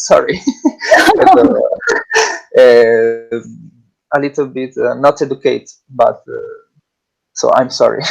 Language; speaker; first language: English; non-native, learner; Italian